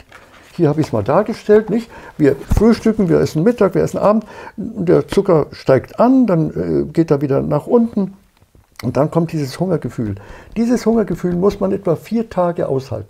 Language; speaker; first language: German; native; German